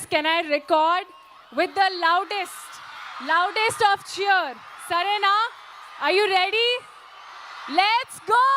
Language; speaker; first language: Telugu; non-native, learner; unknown